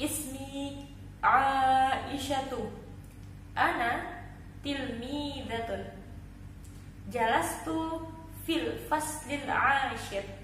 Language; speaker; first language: Arabic; non-native, learner; Indonesian